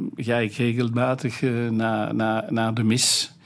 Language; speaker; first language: Dutch; non-native, fluent; French